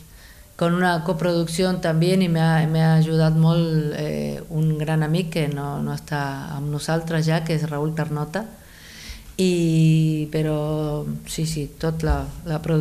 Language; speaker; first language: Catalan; non-native, fluent; Spanish